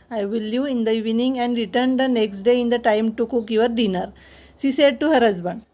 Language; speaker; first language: English; non-native, local second language; Marathi